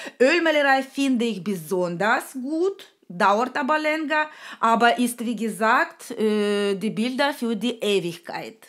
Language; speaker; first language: German; non-native, learner; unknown